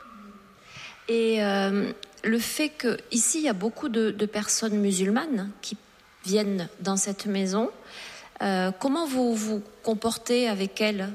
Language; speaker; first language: French; native; French